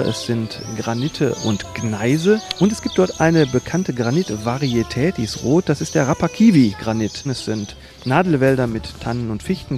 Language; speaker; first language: German; native; German